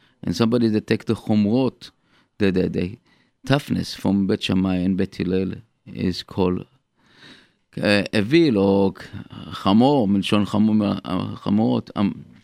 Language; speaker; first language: English; non-native, fluent; Hebrew